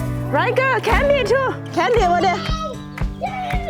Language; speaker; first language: English; non-native, learner; Thai